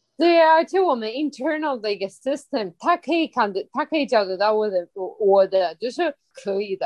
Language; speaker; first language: Chinese; non-native, fluent; Spanish